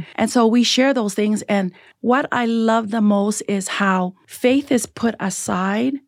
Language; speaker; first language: English; early bilingual, other home language; Tongan